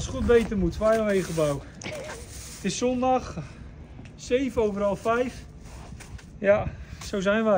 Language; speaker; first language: Dutch; native; Dutch